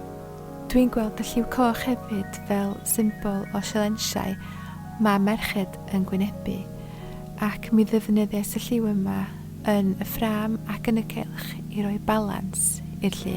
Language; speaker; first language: Welsh; native; Welsh